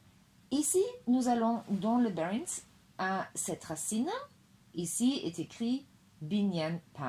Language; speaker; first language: French; non-native, fluent; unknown